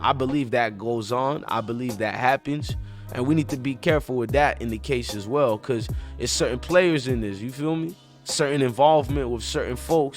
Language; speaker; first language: English; native; English